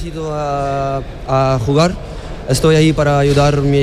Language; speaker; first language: Spanish; non-native, fluent; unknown